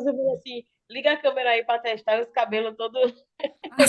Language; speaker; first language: Portuguese; native; Portuguese